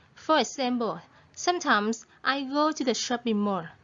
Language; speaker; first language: English; non-native, fluent; Vietnamese